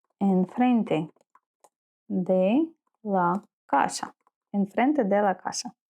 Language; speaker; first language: Spanish; non-native, fluent; Ukrainian